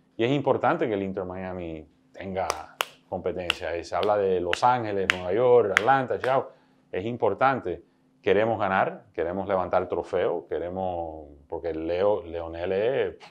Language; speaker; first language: Spanish; early bilingual, heritage; Spanish